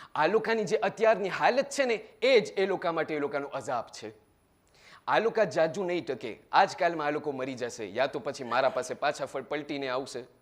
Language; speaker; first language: Gujarati; early bilingual, heritage; Gujarati